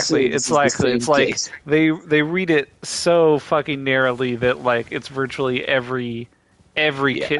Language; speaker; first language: English; native; English